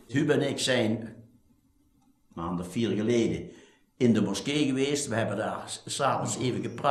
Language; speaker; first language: Dutch; native; Dutch